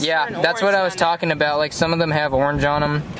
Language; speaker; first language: English; native; English